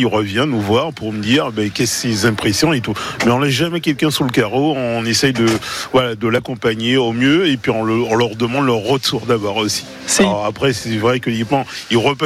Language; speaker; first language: French; native; French